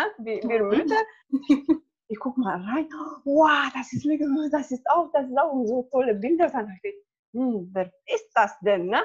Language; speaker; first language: German; non-native, fluent; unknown